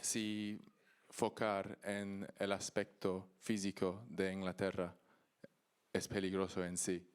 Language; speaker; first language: Spanish; non-native, learner; English